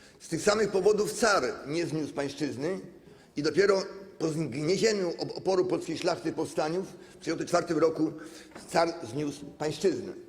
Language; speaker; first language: Polish; native; Polish